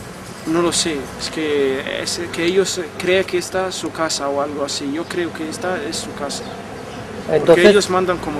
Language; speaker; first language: Spanish; non-native, learner; Arabic